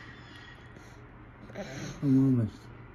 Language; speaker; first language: Japanese; native; Japanese